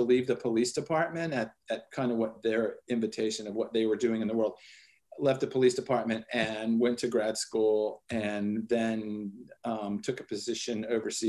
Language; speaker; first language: English; native; English